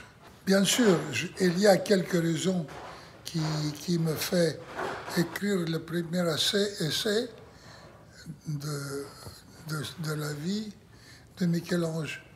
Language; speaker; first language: French; non-native, learner; Russian